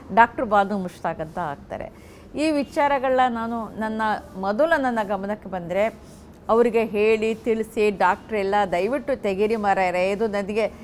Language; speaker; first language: Kannada; non-native, local second language; Urdu